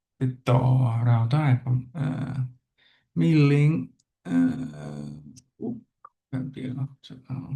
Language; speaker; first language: Thai; non-native, learner; English